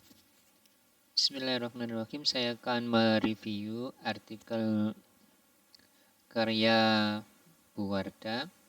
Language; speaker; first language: Indonesian; native; Indonesian